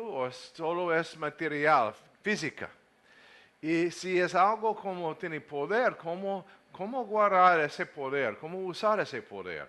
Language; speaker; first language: Spanish; non-native, learner; English